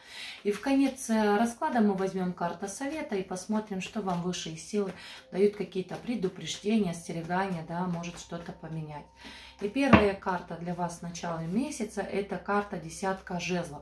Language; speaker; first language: Russian; non-native, fluent; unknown